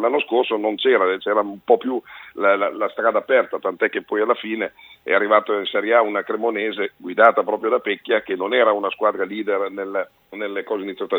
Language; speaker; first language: Italian; native; Italian